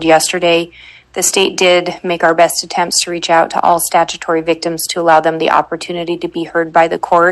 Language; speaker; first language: English; native; English